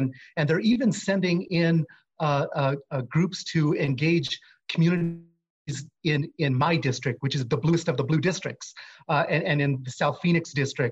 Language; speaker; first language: English; native; English